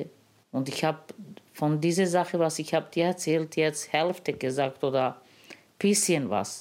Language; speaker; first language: German; non-native, learner; Romany